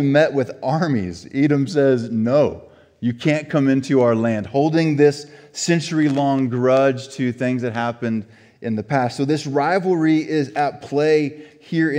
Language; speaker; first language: English; native; English